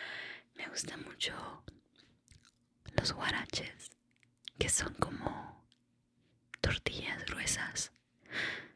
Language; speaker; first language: Spanish; early bilingual, heritage; Spanish